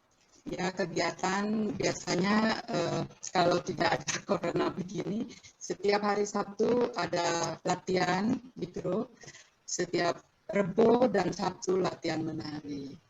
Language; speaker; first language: Indonesian; non-native, local second language; Balinese